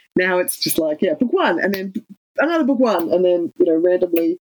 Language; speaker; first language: English; native; English